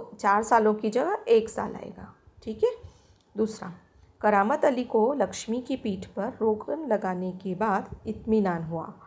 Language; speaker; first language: Hindi; non-native, local second language; Marathi